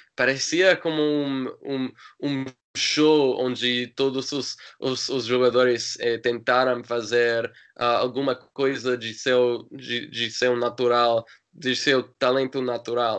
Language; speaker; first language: Portuguese; non-native, learner; English